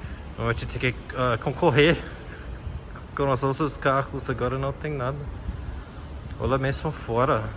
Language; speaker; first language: Portuguese; non-native, fluent; English